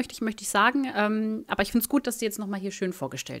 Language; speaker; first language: German; native; German